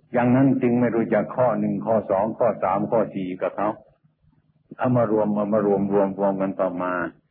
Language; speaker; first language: Thai; native; Thai